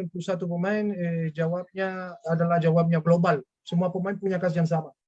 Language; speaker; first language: Indonesian; non-native, fluent; Spanish